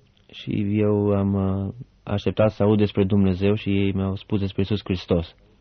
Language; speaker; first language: Romanian; non-native, fluent; Albanian